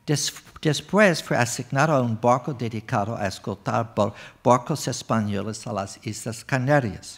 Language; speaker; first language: Spanish; non-native, fluent; English